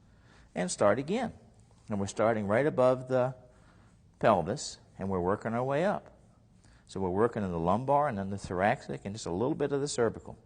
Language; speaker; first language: English; native; English